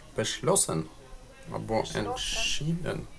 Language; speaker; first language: German; non-native, fluent; Ukrainian